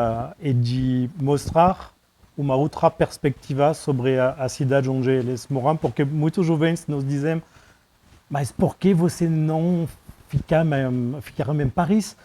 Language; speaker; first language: Portuguese; non-native, fluent; French